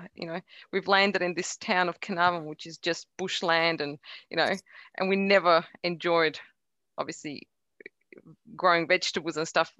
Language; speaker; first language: English; early bilingual, other home language; Croatian